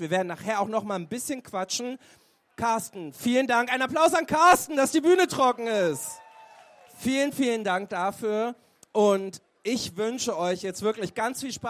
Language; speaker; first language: German; native; German